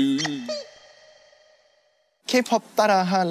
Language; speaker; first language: Korean; non-native, fluent; Thai